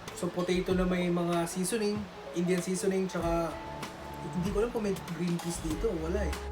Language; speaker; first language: Filipino; early bilingual, other home language; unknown